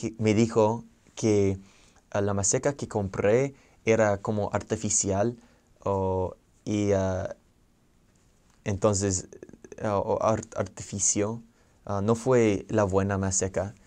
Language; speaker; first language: Spanish; non-native, fluent; English